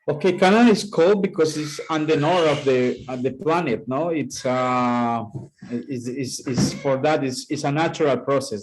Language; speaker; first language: English; non-native, learner; Spanish